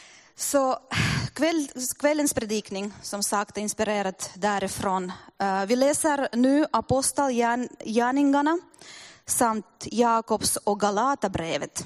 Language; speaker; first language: Swedish; non-native, fluent; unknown